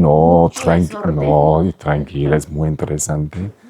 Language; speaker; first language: Spanish; non-native, learner; English